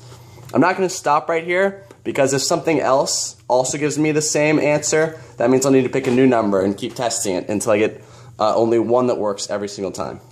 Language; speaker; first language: English; native; English